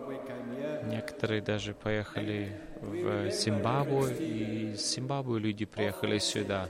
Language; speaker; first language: Russian; non-native, fluent; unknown